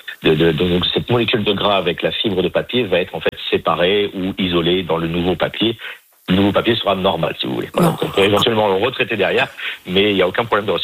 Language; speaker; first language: French; native; French